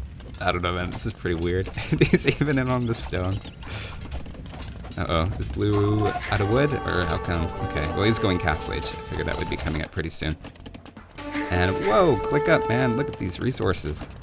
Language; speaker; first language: English; native; English